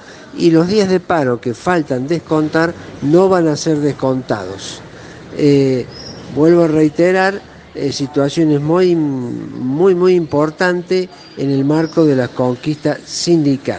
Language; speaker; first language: Spanish; native; Spanish